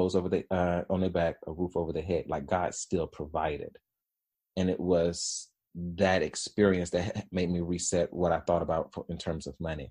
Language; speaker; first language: English; native; English